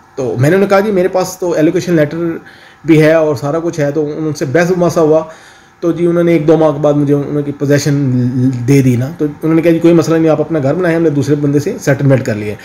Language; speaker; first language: Urdu; non-native, local second language; Punjabi